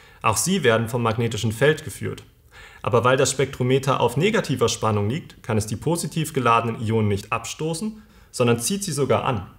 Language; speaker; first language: German; native; German